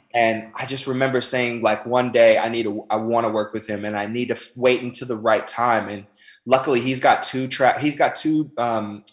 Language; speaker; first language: English; native; English